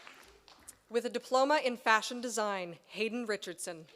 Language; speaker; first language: English; native; English